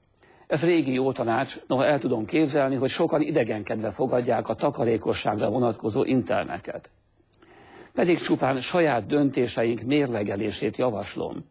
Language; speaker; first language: Hungarian; native; Hungarian